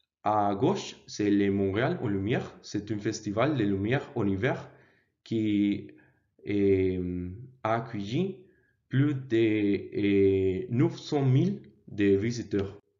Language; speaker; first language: French; non-native, learner; Spanish